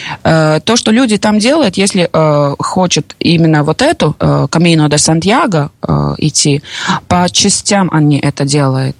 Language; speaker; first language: Russian; non-native, local second language; Latvian